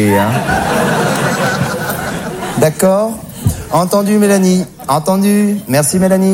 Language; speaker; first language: French; native; French